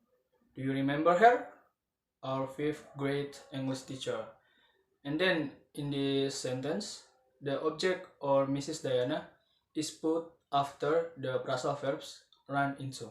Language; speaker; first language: English; non-native, learner; Indonesian